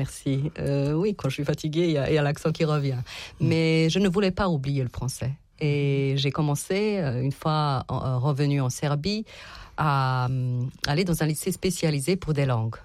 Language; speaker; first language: French; non-native, fluent; Serbian